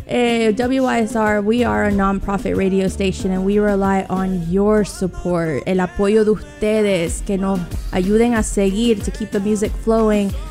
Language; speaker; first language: English; early bilingual, other home language; Spanish